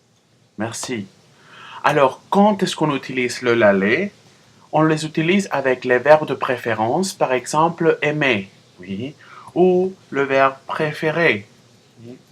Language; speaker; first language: French; non-native, fluent; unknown